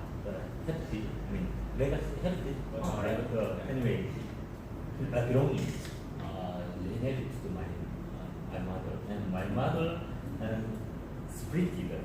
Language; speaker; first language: English; non-native, learner; Korean